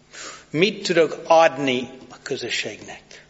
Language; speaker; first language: Hungarian; non-native, fluent; English